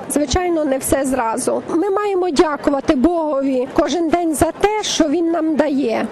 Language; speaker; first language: Ukrainian; native; Ukrainian